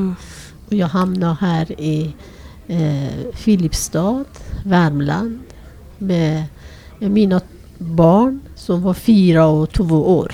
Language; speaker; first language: Swedish; non-native, fluent; Persian